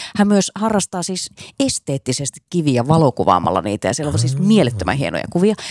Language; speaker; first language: Finnish; native; Finnish